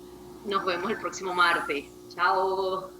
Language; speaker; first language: Spanish; native; Spanish